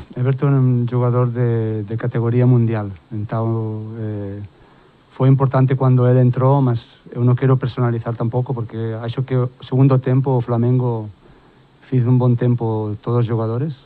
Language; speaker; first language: Portuguese; non-native, fluent; Spanish